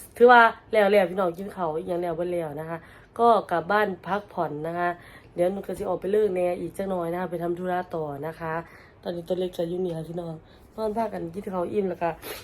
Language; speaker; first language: Thai; native; Thai